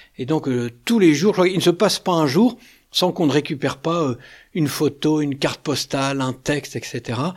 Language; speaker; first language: French; native; French